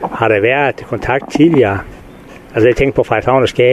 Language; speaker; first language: Danish; native; Danish